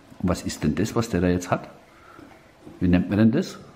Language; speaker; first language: German; native; German